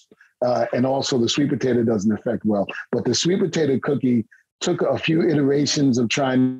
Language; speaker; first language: English; native; English